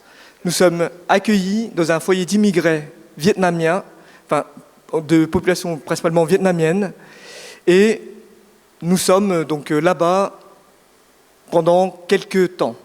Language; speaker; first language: French; native; French